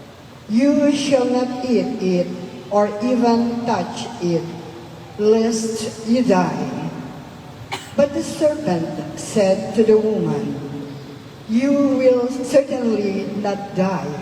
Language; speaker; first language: English; non-native, local second language; Filipino